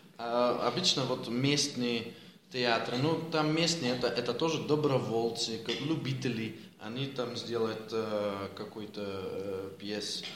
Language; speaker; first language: Russian; non-native, learner; Dutch